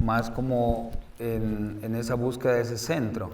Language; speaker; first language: Spanish; native; Spanish